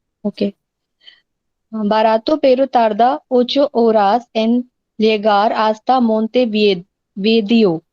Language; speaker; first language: Spanish; non-native, learner; Hindi